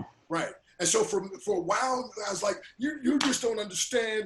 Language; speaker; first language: English; native; English